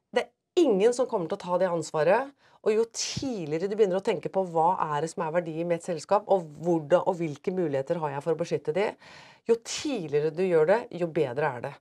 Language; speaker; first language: Norwegian; native; Norwegian